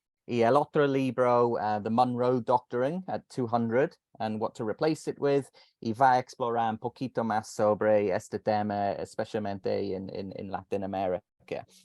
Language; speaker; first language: Spanish; non-native, fluent; English